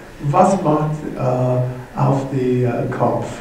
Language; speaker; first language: German; non-native, learner; English